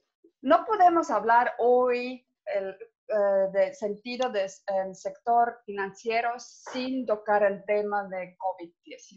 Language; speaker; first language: Spanish; non-native, fluent; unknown